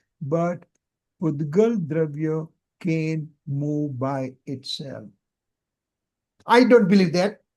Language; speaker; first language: English; non-native, local second language; Gujarati